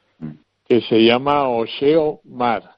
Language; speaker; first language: Spanish; native; Spanish